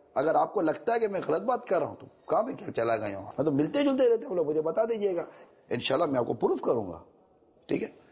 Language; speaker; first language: Urdu; native; Urdu